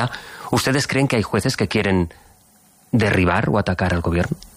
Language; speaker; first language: Spanish; native; Spanish